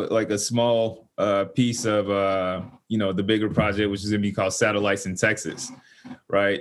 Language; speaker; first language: English; native; English